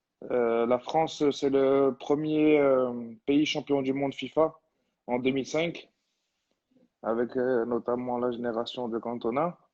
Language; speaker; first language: French; non-native, local second language; Arabic